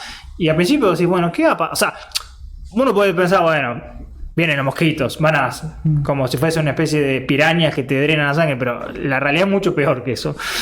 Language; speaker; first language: Spanish; native; Spanish